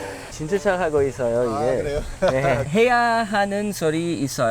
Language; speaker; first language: Korean; non-native, fluent; English